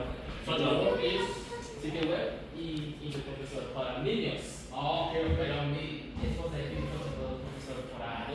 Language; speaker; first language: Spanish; non-native, learner; English